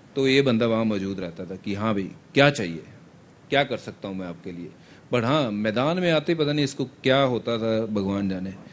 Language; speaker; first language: Hindi; non-native, local second language; Punjabi